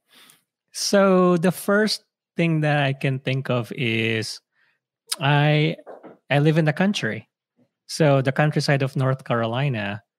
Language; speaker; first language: English; non-native, local second language; Filipino